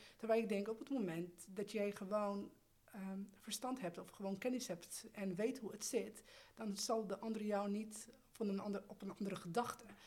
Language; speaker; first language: Dutch; early bilingual, other home language; Albanian